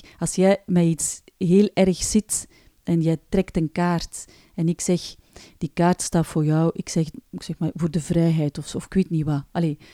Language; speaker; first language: Dutch; native; Dutch